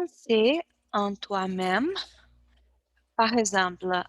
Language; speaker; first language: French; non-native, learner; Portuguese